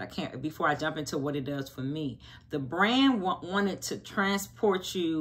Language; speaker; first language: English; native; English